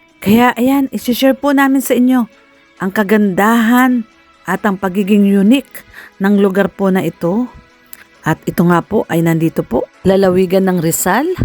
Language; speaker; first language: Filipino; native; Filipino